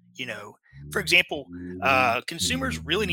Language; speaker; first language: English; native; English